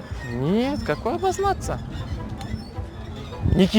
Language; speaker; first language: Russian; non-native, local second language; Kazakh